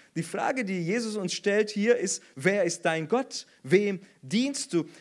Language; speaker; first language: German; non-native, fluent; Portuguese